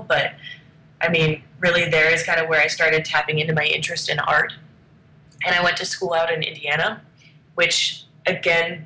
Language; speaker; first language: English; native; English